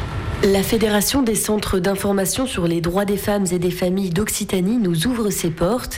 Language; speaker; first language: French; native; French